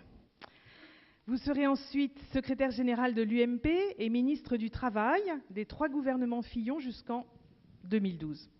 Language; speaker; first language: French; native; French